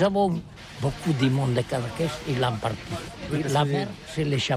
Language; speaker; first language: French; non-native, learner; Catalan